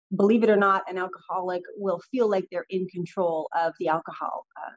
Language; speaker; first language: English; native; English